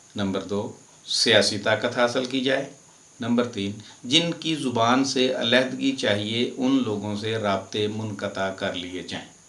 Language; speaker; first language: Urdu; non-native, local second language; Punjabi